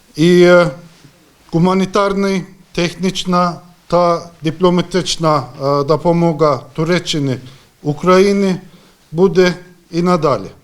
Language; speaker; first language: Ukrainian; native; Ukrainian